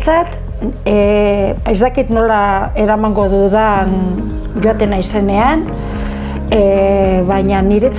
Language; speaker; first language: Basque; non-native, local second language; Spanish